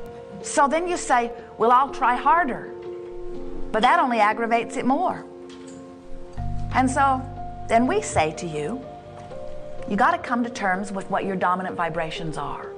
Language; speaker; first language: English; native; English